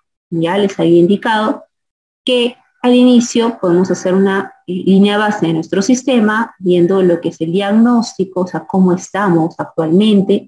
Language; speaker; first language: Spanish; native; Spanish